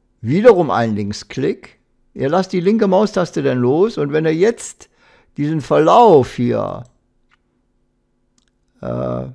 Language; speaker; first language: German; native; German